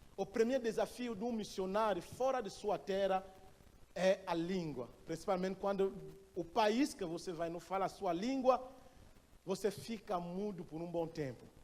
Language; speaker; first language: Portuguese; non-native, fluent; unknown